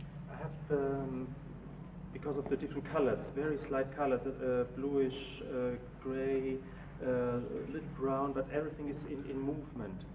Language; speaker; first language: English; non-native, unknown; German